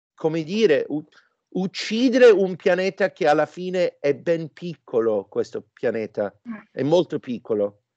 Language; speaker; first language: Italian; non-native, fluent; English